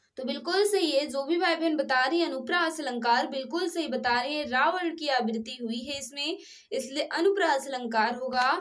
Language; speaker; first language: Hindi; native; Hindi